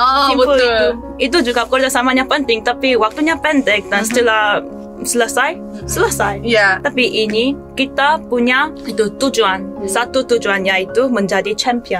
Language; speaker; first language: Indonesian; non-native, fluent; Korean